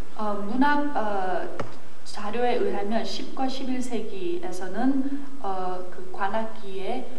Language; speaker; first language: Korean; native; Korean